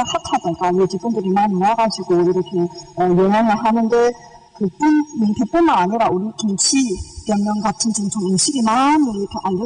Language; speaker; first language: Korean; early bilingual, heritage; Korean